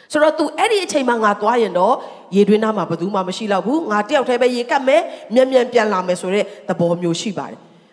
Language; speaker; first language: Burmese; non-native, local second language; Tedim Chin